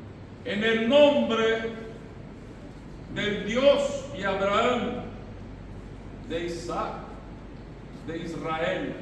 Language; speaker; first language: Spanish; non-native, fluent; Portuguese